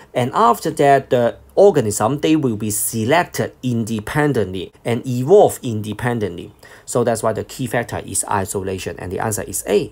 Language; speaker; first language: English; non-native, local second language; Cantonese